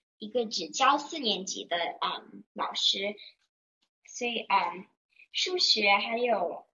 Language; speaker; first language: Chinese; early bilingual, heritage; Chinese